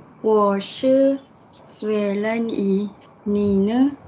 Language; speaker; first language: Chinese; non-native, learner; Malay